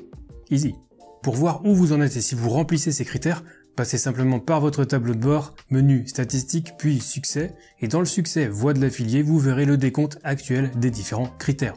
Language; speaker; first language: French; native; French